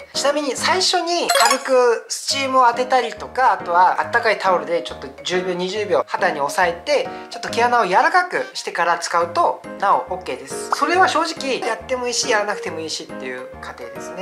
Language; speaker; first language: Japanese; non-native, fluent; Korean